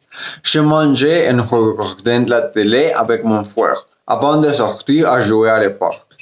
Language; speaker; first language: French; non-native, learner; Spanish